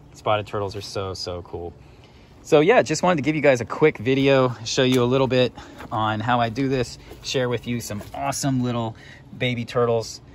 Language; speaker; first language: English; native; English